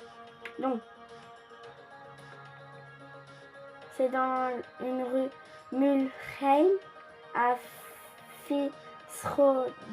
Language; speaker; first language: French; early bilingual, other home language; Polish